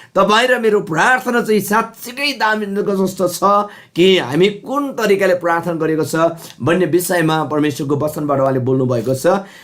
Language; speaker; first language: Nepali; non-native, local second language; Eastern Tamang